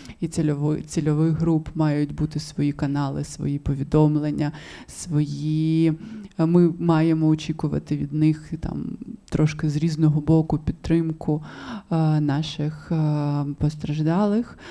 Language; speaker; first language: Ukrainian; non-native, local second language; Russian